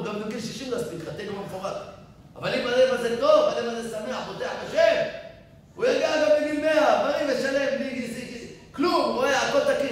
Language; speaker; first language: Hebrew; native; Hebrew